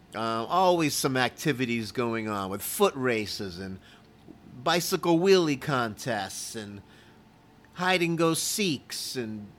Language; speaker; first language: English; native; English